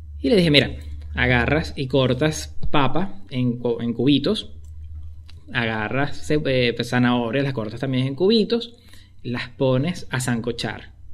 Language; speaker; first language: Spanish; native; Spanish